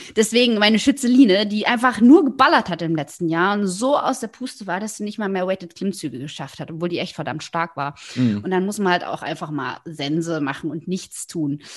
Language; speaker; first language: German; native; German